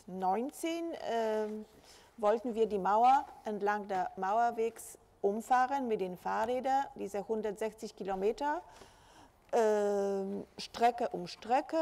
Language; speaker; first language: German; non-native, fluent; Polish